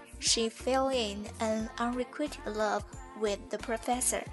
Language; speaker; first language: English; non-native, fluent; Chinese